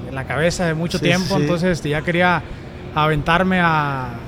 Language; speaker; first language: Spanish; native; Spanish